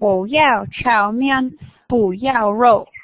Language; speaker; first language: Chinese; non-native, learner; English